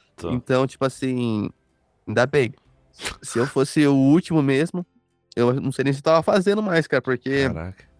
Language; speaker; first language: Portuguese; native; Portuguese